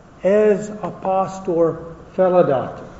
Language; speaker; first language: Hungarian; non-native, fluent; English